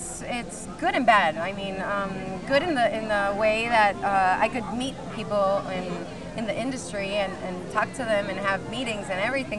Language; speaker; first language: English; non-native, fluent; Spanish